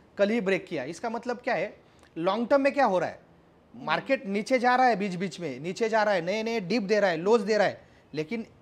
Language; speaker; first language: Hindi; non-native, local second language; Marathi